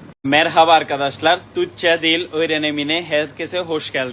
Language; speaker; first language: Turkish; non-native, fluent; Bangla